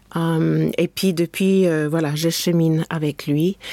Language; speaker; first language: French; non-native, fluent; English